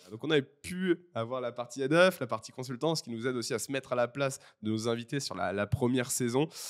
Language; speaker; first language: French; native; French